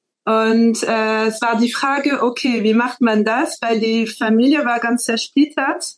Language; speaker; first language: German; non-native, fluent; French